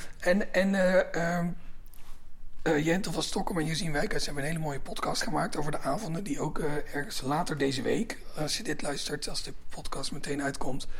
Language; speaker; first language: Dutch; native; Dutch